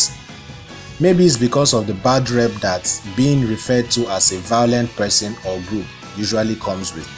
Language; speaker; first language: English; non-native, local second language; Igbo